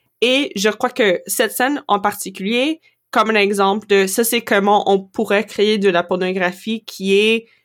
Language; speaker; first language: French; non-native, local second language; English